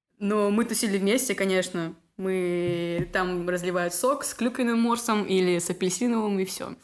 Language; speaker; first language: Russian; native; Russian